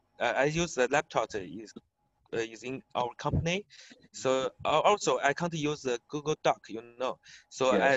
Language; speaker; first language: English; non-native, learner; Chinese